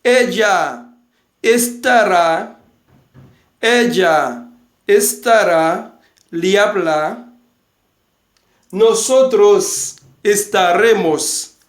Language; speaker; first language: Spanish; non-native, fluent; Haitian Creole